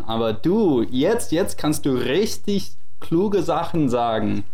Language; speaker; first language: German; non-native, learner; English